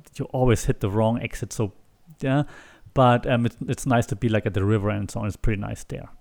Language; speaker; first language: English; non-native, fluent; German